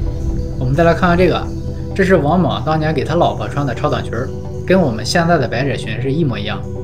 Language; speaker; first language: Chinese; native; Chinese